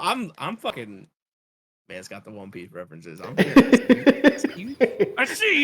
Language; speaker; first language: English; native; English